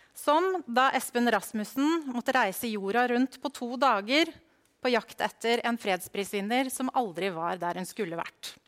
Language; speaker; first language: Norwegian; native; Norwegian